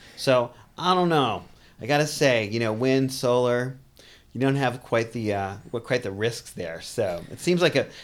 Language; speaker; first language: English; native; English